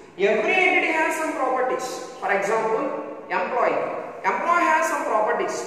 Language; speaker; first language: English; non-native, local second language; Telugu